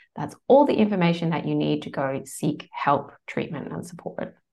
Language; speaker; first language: English; native; English